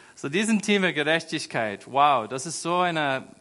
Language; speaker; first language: German; non-native, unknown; English